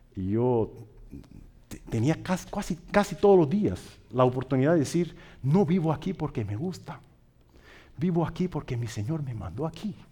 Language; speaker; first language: Spanish; non-native, fluent; English